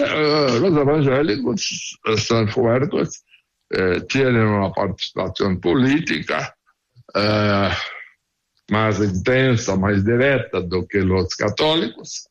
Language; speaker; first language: Spanish; non-native, learner; Portuguese